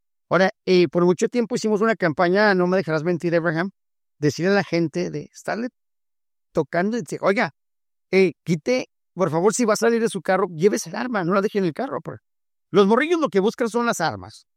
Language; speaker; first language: Spanish; native; Spanish